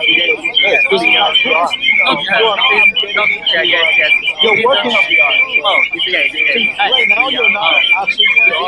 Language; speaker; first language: English; non-native, learner; Japanese